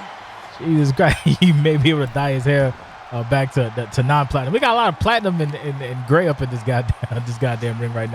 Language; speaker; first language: English; native; English